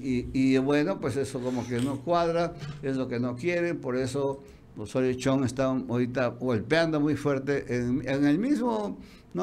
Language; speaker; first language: Spanish; native; Spanish